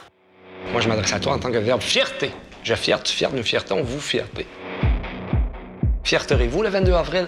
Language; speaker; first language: French; native; French